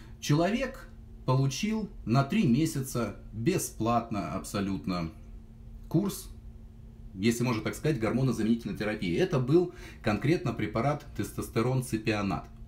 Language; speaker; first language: Russian; native; Russian